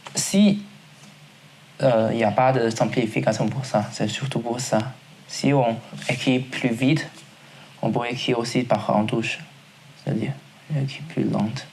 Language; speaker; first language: French; non-native, learner; Chinese